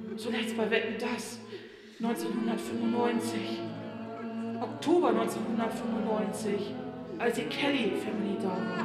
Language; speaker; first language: German; native; German